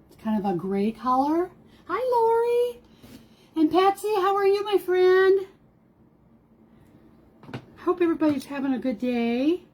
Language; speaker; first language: English; native; English